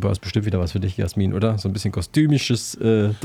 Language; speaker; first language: German; native; German